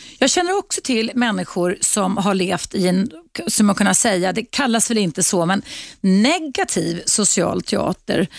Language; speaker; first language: Swedish; native; Swedish